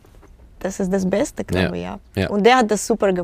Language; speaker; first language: German; non-native, fluent; Russian